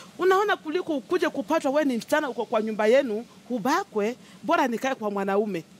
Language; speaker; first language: Swahili; native; Swahili